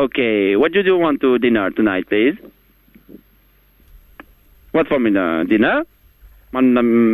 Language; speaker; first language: English; non-native, learner; French